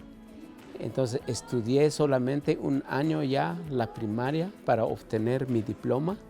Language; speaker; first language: Spanish; non-native, local second language; Kʼicheʼ